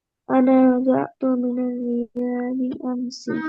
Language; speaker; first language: Arabic; non-native, learner; Bangla